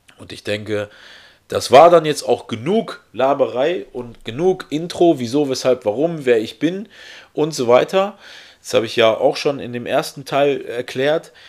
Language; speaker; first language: German; early bilingual, other home language; Russian